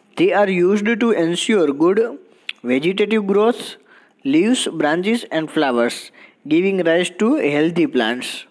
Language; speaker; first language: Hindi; non-native, local second language; Gujarati